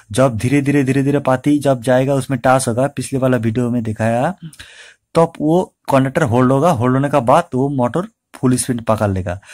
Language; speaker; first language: Hindi; non-native, local second language; Bangla